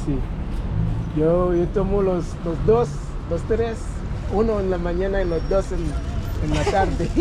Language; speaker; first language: Spanish; non-native, learner; Haitian Creole